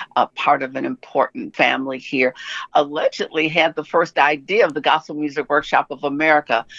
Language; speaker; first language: English; native; English